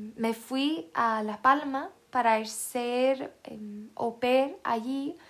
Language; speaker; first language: Spanish; non-native, fluent; Swedish